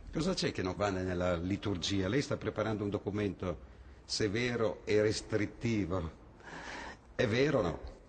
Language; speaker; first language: Italian; native; Italian